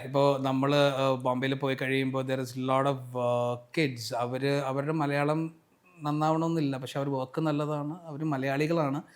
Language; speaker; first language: Malayalam; native; Malayalam